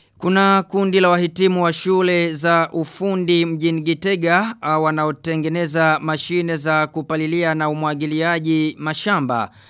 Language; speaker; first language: Swahili; non-native, local second language; Rundi